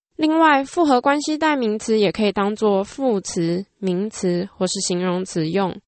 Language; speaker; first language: Chinese; native; Chinese